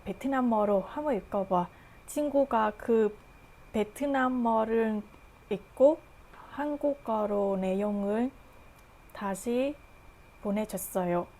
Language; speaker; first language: Korean; non-native, learner; Vietnamese